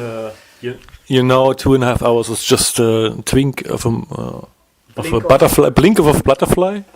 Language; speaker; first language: English; non-native, fluent; German